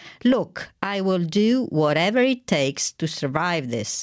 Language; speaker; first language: English; non-native, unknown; Italian